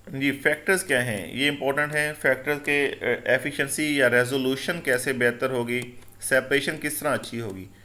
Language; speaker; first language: Urdu; non-native, local second language; Punjabi